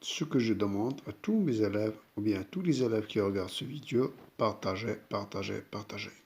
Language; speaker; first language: French; non-native, local second language; Arabic